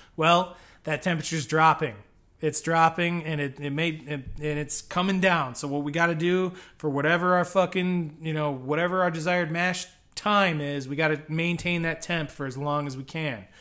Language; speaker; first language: English; native; English